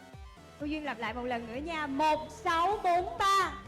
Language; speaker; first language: Vietnamese; native; Vietnamese